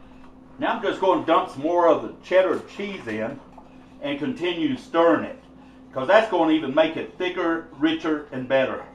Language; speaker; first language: English; native; English